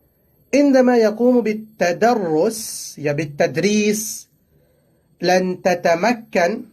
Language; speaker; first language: Arabic; non-native, learner; Tamil